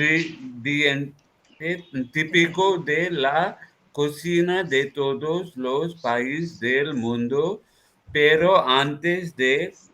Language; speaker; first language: Spanish; non-native, learner; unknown